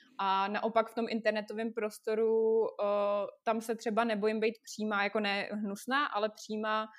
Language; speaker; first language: Czech; non-native, fluent; Russian